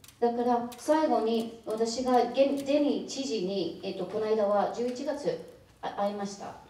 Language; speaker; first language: Japanese; non-native, fluent; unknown